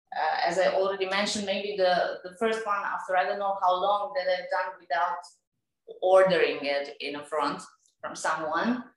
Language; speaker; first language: English; non-native, fluent; Serbian